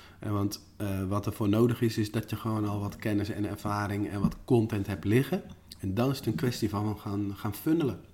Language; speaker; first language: Dutch; native; Dutch